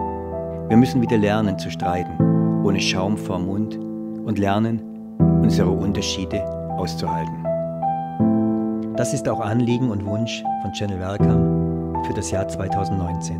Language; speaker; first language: German; native; German